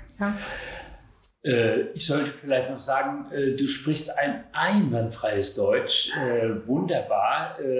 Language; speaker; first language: German; native; German